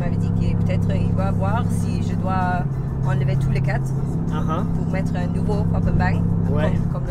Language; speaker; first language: French; non-native, learner; English